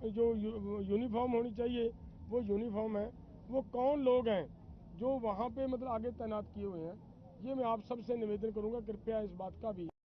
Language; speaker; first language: Hindi; non-native, local second language; Punjabi